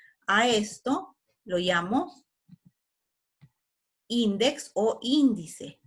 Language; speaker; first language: Spanish; native; Spanish